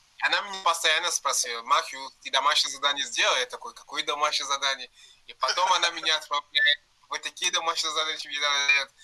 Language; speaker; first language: Russian; non-native, learner; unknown